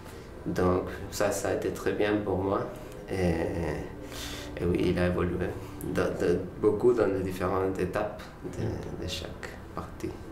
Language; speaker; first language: French; non-native, learner; Spanish